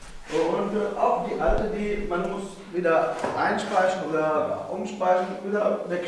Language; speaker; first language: German; non-native, learner; Arabic